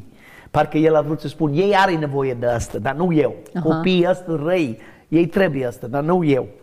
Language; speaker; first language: Romanian; non-native, learner; English